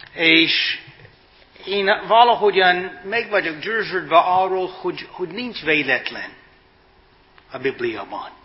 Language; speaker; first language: Hungarian; non-native, fluent; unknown